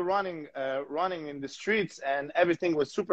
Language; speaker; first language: English; non-native, fluent; Slovenian